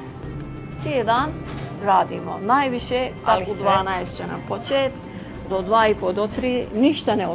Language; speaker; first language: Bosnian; early bilingual, heritage; Bosnian